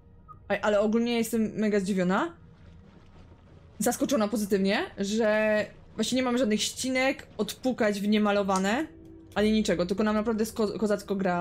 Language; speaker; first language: Polish; native; Polish